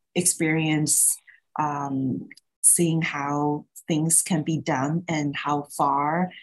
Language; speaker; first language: English; early bilingual, other home language; Thai